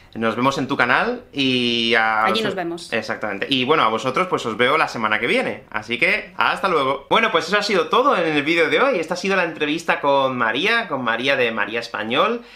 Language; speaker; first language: Spanish; native; Spanish